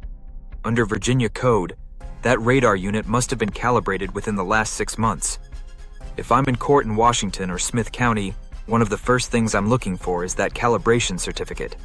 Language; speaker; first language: English; native; English